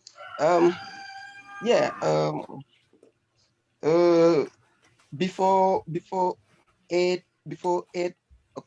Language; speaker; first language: English; non-native, learner; French